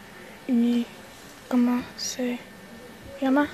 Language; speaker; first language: Spanish; non-native, learner; English